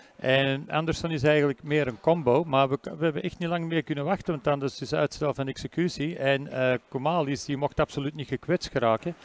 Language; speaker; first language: Dutch; native; Dutch